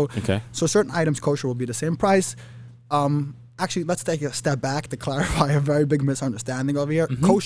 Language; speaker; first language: English; early bilingual, other home language; Yiddish